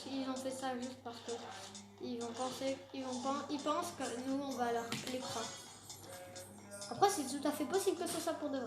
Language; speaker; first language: French; native; French